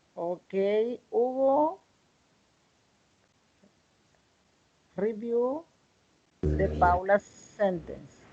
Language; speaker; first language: English; non-native, learner; Spanish